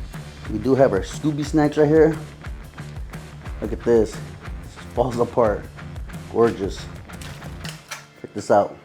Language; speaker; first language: English; native; English